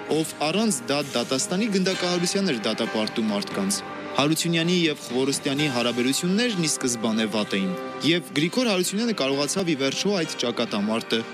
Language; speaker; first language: Armenian; native; Armenian